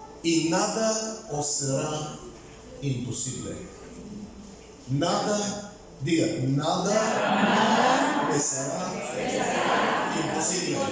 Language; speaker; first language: Spanish; non-native, fluent; Bulgarian